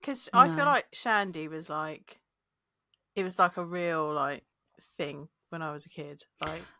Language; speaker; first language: English; native; English